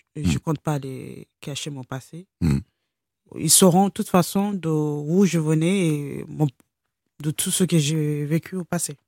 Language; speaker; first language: French; non-native, fluent; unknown